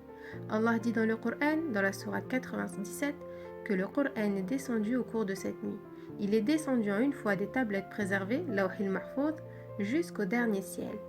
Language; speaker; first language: French; native; French